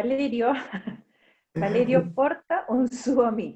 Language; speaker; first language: Italian; non-native, learner; Spanish